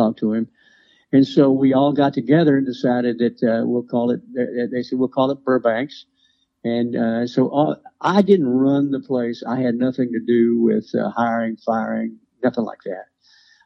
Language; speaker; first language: English; native; English